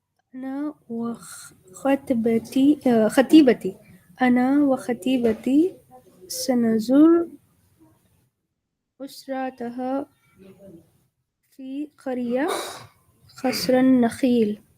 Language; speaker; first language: Arabic; non-native, learner; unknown